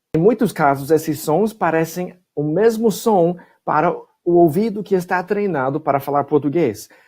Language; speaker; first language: Portuguese; non-native, fluent; English